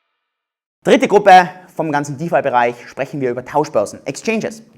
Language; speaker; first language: German; native; German